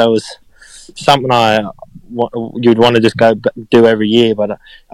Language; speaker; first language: English; native; English